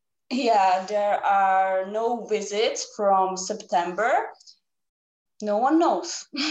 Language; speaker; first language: English; non-native, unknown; Czech